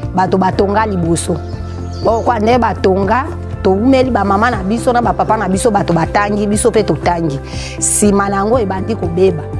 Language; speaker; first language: Lingala; native; Lingala